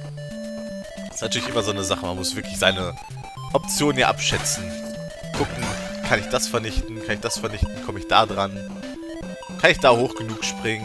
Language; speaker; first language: German; native; German